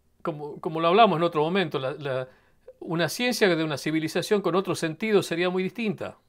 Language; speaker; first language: Spanish; native; Spanish